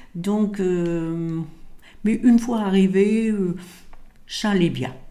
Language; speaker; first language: French; native; French